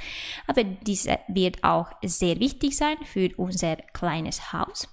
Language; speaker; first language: German; non-native, fluent; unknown